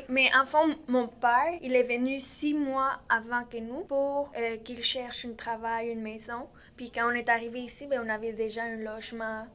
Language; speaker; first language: French; early bilingual, other home language; Spanish